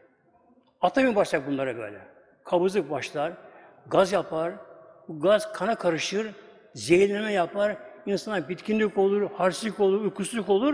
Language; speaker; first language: Turkish; native; Turkish